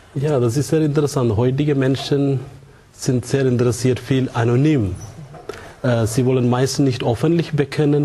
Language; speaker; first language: German; non-native, fluent; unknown